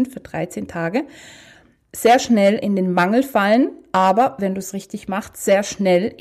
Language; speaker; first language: German; native; German